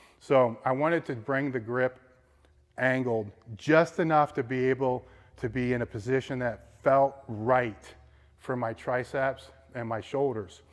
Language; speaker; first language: English; native; English